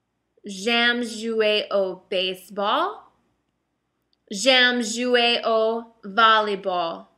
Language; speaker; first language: French; non-native, fluent; English